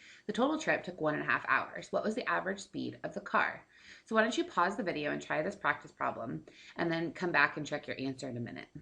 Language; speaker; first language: English; native; English